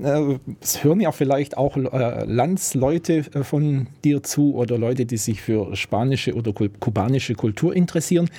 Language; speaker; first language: German; native; German